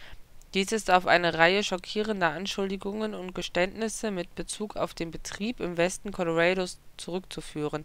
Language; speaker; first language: German; native; German